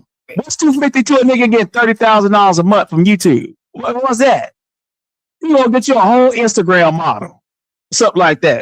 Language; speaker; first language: English; native; English